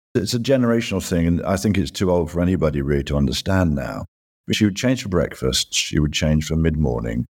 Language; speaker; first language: English; native; English